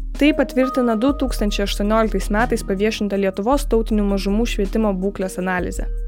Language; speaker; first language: Lithuanian; non-native, local second language; Polish